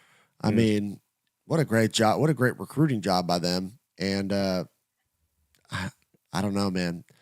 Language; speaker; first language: English; native; English